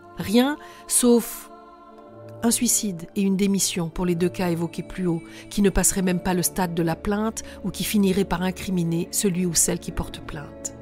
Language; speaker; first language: French; native; French